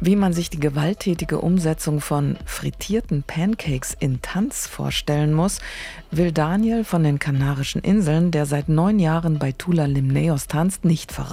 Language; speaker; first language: German; native; German